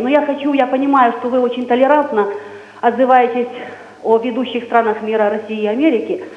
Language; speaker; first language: Russian; native; Russian